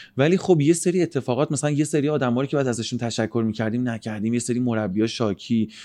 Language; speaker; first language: Persian; native; Persian